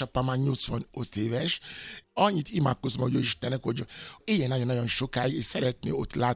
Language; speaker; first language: Hungarian; non-native, learner; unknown